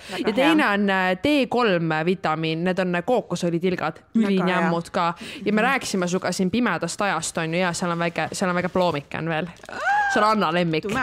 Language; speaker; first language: Estonian; native; Estonian